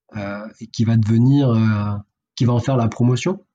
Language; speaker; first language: French; native; French